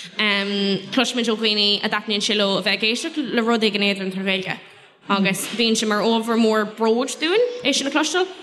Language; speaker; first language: Irish; non-native, local second language; English